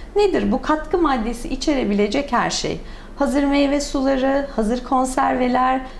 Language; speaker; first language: Turkish; native; Turkish